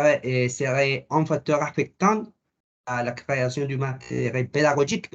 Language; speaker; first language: French; non-native, learner; Spanish